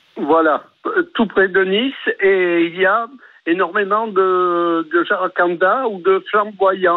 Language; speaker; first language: French; native; French